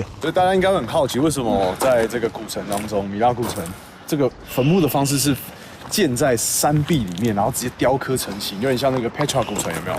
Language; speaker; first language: Chinese; native; Chinese